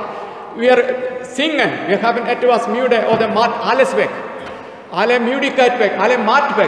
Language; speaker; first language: German; non-native, learner; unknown